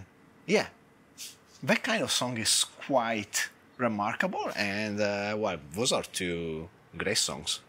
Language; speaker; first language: English; non-native, fluent; Italian